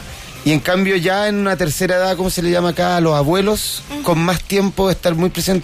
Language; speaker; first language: Spanish; native; Spanish